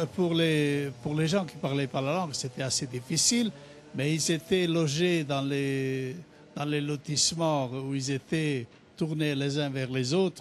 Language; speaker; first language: French; non-native, fluent; Serbian